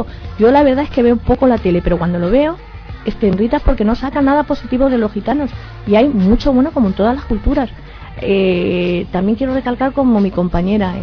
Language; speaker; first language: Spanish; native; Spanish